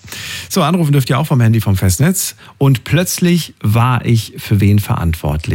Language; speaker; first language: German; native; German